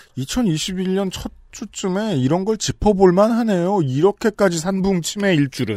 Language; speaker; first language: Korean; native; Korean